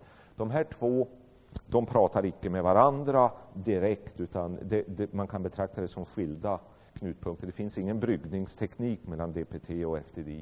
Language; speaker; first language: Swedish; native; Swedish